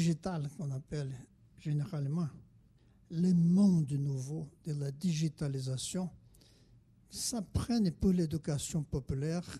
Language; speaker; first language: French; non-native, fluent; Portuguese